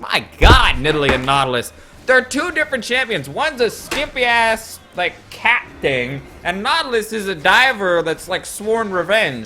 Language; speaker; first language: English; native; English